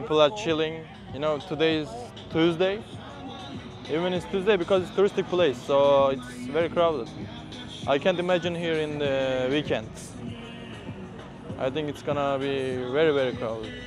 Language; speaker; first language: English; non-native, fluent; Turkish